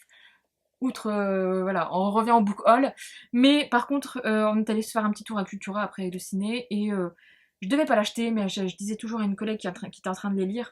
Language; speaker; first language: French; native; French